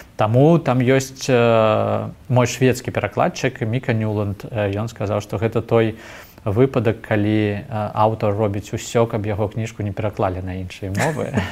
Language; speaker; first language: Belarusian; non-native, local second language; Russian